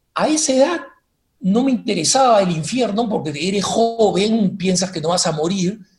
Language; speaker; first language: Spanish; native; Spanish